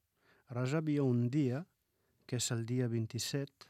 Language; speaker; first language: Catalan; non-native, fluent; Arabic